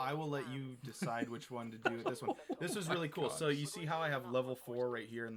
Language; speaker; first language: English; native; English